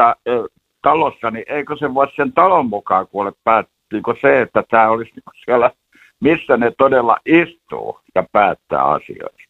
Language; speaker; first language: Finnish; native; Finnish